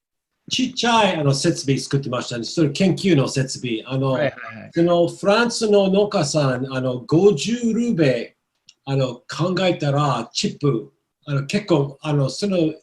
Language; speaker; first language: Japanese; non-native, learner; English